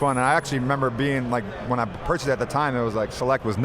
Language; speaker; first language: English; native; English